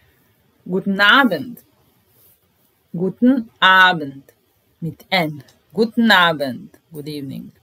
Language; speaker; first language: German; non-native, fluent; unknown